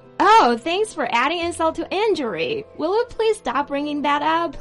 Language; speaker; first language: English; non-native, fluent; Chinese